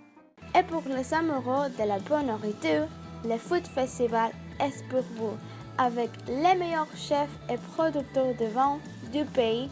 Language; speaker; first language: French; non-native, learner; Spanish